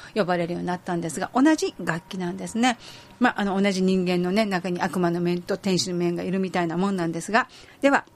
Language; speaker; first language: Japanese; native; Japanese